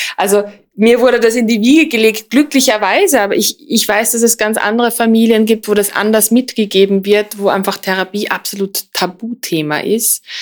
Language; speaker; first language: German; native; German